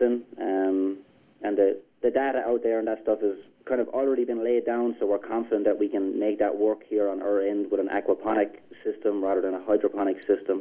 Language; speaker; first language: English; native; English